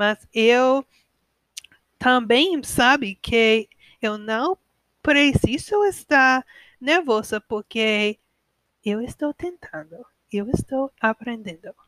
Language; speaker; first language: Portuguese; non-native, learner; English